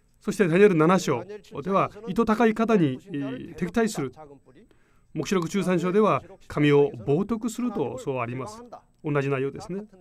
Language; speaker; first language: Japanese; non-native, fluent; Korean